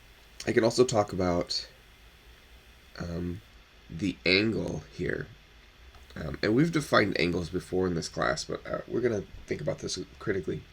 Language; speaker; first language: English; native; English